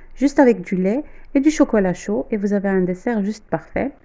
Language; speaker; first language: French; non-native, local second language; Arabic